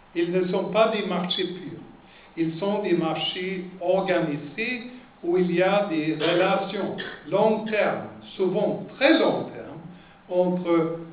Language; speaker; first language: French; non-native, fluent; Swedish